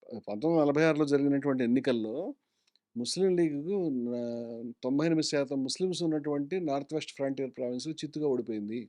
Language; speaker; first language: Telugu; native; Telugu